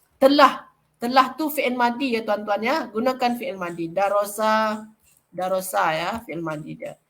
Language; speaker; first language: Malay; native; Malay